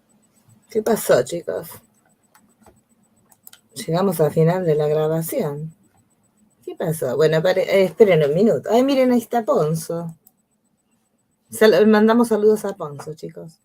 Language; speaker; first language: Spanish; native; Spanish